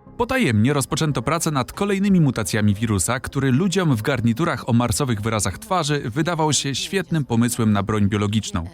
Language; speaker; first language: Polish; native; Polish